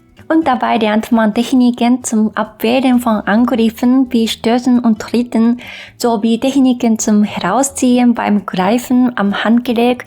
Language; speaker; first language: German; non-native, fluent; Japanese